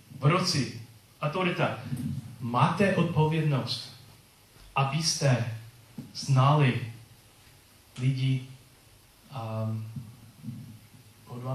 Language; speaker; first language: Czech; non-native, learner; English